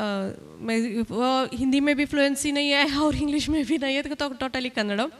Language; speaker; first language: Hindi; non-native, local second language; Kannada